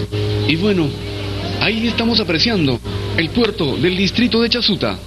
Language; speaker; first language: Spanish; native; Spanish